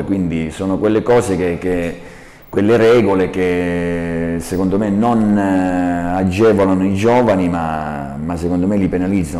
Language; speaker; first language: Italian; native; Italian